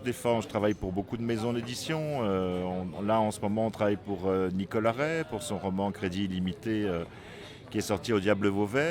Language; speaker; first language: French; native; French